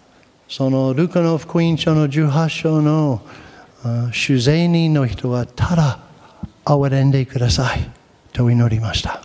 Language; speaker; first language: Japanese; non-native, fluent; English